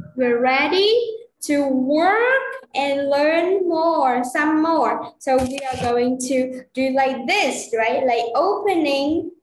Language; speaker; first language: English; non-native, fluent; Vietnamese